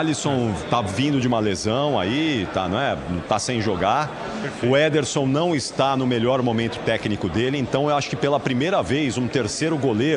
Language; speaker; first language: Portuguese; native; Portuguese